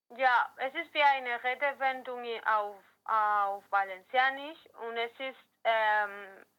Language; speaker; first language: German; non-native, learner; Spanish